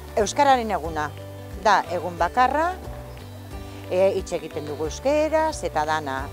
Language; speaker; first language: Basque; non-native, local second language; Spanish